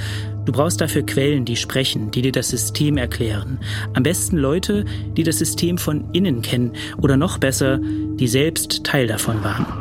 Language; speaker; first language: German; native; German